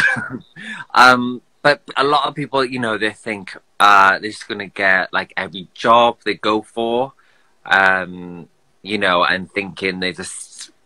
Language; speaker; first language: English; native; English